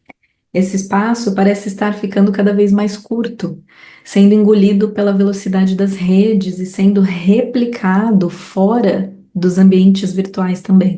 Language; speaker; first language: Portuguese; native; Portuguese